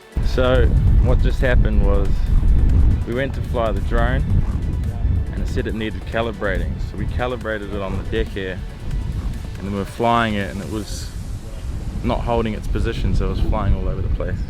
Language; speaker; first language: English; native; English